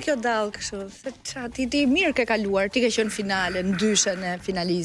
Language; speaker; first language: Albanian; native; Albanian